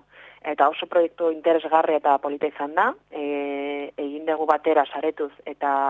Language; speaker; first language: Basque; non-native, local second language; Spanish